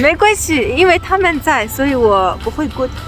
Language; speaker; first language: Chinese; non-native, fluent; Mongolian